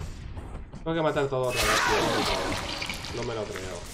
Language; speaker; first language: Spanish; native; Spanish